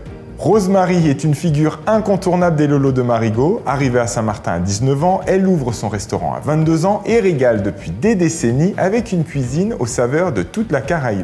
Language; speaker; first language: French; native; French